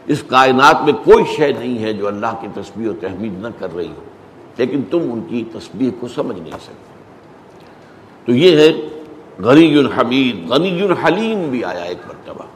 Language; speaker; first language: Urdu; native; Urdu